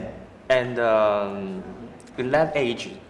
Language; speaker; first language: English; non-native, learner; Japanese